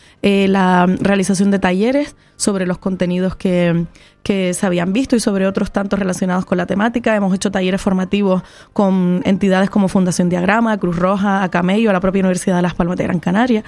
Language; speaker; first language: Spanish; native; Spanish